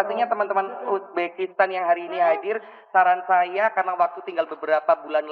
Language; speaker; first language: Indonesian; native; Indonesian